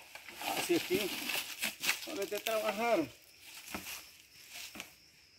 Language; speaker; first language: Spanish; native; Spanish